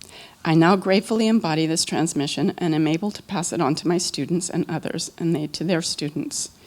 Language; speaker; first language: English; native; English